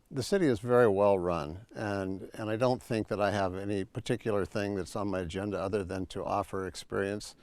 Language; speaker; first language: English; native; English